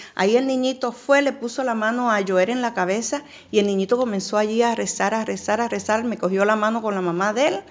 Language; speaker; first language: Spanish; native; Spanish